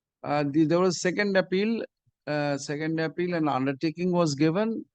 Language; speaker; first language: English; non-native, local second language; Bangla